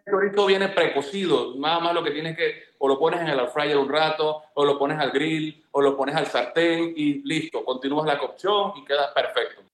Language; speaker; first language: Spanish; native; Spanish